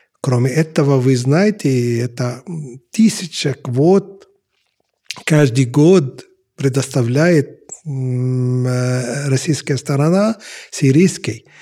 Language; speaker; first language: Russian; non-native, fluent; Arabic